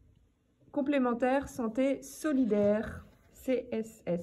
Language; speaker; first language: French; native; French